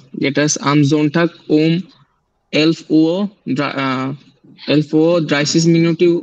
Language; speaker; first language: German; non-native, learner; Bangla